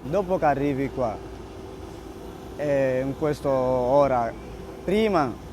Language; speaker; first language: Italian; non-native, learner; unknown